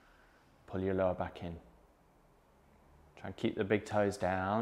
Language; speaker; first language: English; native; English